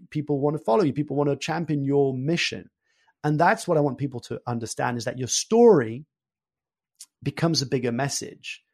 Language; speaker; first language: English; early bilingual, other home language; French